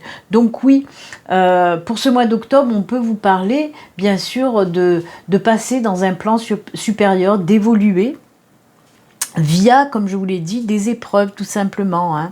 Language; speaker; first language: French; native; French